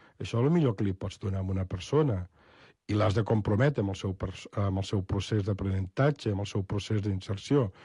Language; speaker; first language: Catalan; native; Catalan